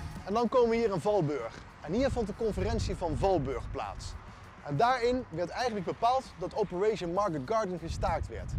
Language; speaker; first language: Dutch; native; Dutch